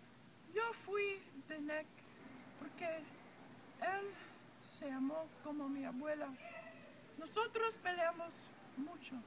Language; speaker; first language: Spanish; non-native, learner; English